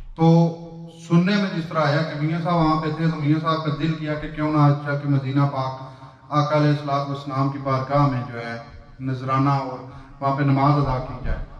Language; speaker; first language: Urdu; non-native, local second language; Pahari-Potwari